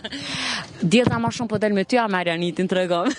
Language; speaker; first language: Albanian; native; Albanian